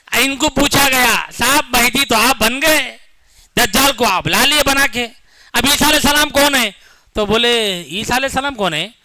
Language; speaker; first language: Urdu; native; Urdu